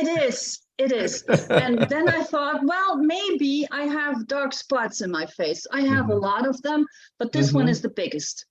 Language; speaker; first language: English; non-native, fluent; Dutch